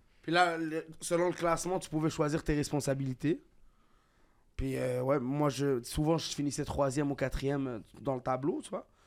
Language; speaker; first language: French; early bilingual, other home language; Arabic